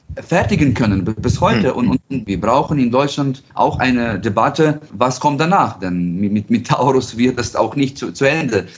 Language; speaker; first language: German; non-native, fluent; Ukrainian